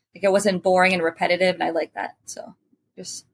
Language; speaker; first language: English; non-native, fluent; French